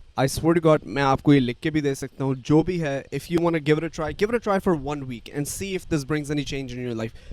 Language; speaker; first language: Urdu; early bilingual, heritage; Urdu